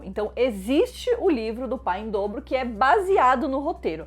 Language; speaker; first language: Portuguese; native; Portuguese